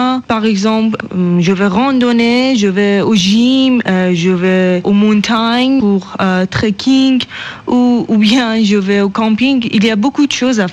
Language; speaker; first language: French; non-native, learner; Persian